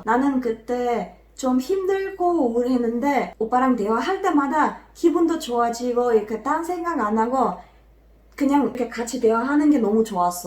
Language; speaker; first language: Korean; non-native, fluent; Macedonian